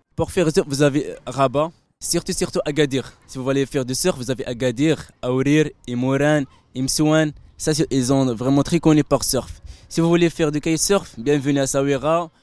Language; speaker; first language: French; non-native, local second language; Arabic